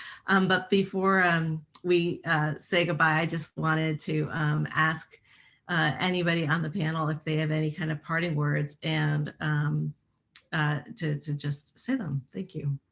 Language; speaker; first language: English; native; English